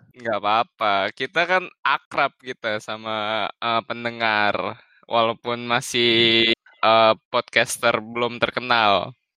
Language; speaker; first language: Indonesian; native; Indonesian